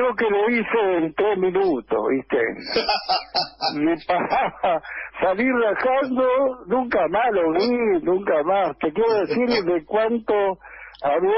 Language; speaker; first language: Spanish; native; Spanish